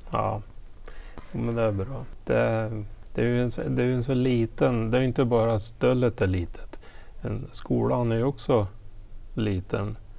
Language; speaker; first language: Swedish; native; Swedish